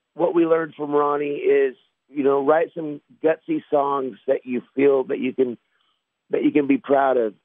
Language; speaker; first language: English; native; English